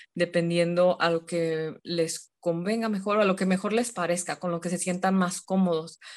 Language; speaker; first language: Spanish; native; Spanish